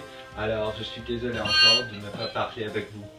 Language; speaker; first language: French; non-native, learner; English